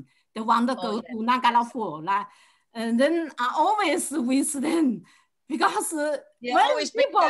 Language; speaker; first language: English; non-native, learner; Chinese